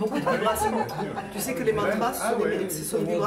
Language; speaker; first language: French; native; French